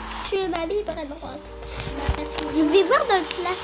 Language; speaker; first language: French; native; French